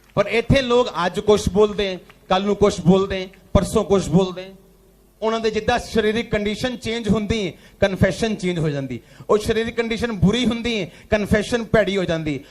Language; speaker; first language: Hindi; non-native, local second language; Punjabi